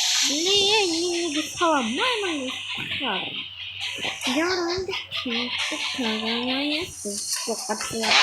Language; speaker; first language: Russian; non-native, local second language; Kazakh